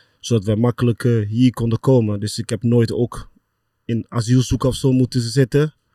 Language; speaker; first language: Dutch; early bilingual, other home language; Lingala